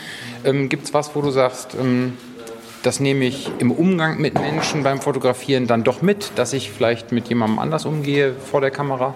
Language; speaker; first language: German; native; German